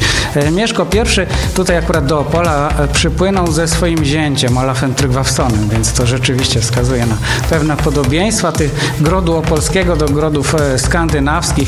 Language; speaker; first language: Polish; native; Polish